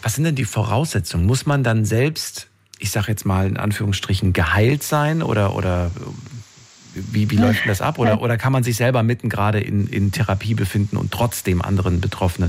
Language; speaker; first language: German; native; German